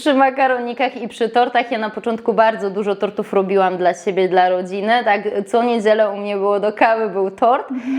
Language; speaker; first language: Polish; native; Polish